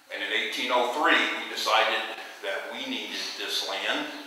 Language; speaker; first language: English; native; English